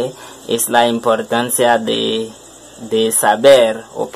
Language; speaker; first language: Spanish; non-native, learner; French